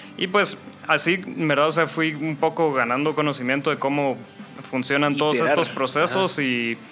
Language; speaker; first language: Spanish; native; Spanish